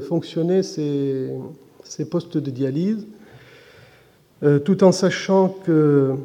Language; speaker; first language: French; non-native, fluent; Arabic